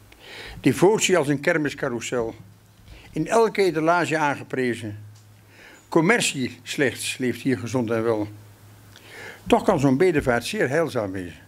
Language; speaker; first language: Dutch; native; Dutch